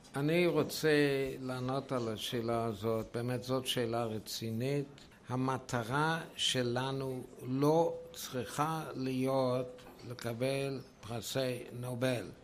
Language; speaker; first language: Hebrew; non-native, fluent; German